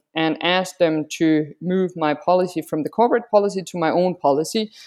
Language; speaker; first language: English; non-native, fluent; Danish